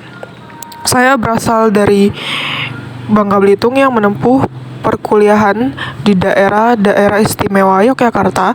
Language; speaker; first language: Indonesian; native; Indonesian